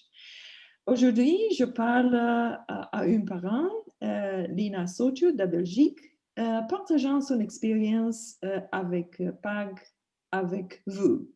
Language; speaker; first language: French; non-native, learner; English